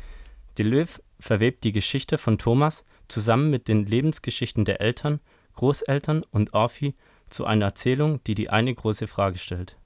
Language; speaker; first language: German; native; German